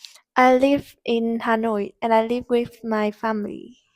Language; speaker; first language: English; non-native, learner; Vietnamese